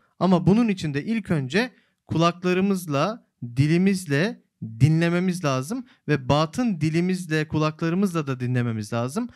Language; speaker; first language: Turkish; native; Turkish